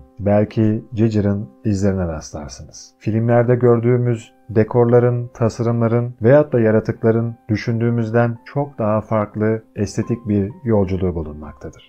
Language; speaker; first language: Turkish; native; Turkish